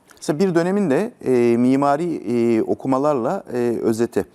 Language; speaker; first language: Turkish; native; Turkish